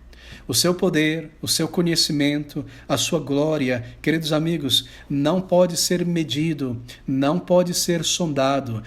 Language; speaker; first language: Portuguese; native; Portuguese